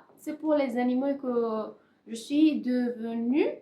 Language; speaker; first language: French; non-native, learner; Persian